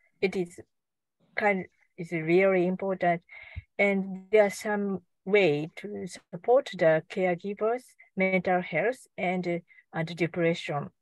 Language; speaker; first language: English; non-native, learner; Japanese